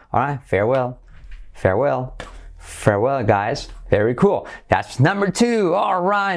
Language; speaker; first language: English; non-native, fluent; Spanish